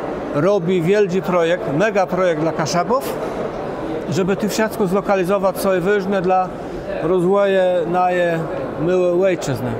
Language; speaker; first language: Polish; non-native, local second language; Kashubian